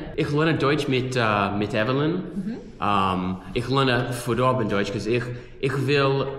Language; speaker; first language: German; non-native, learner; English